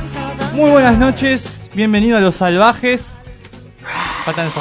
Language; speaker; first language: Spanish; native; Spanish